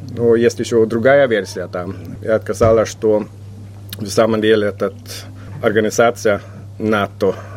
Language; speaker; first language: Russian; non-native, fluent; Swedish